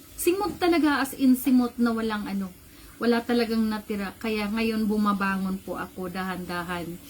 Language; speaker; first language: Filipino; non-native, local second language; Cebuano